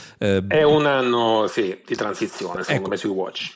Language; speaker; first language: Italian; native; Italian